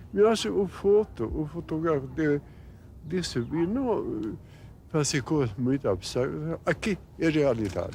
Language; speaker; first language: Portuguese; non-native, learner; Swedish